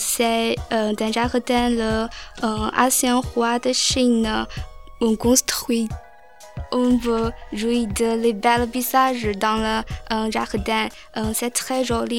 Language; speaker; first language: French; non-native, learner; Chinese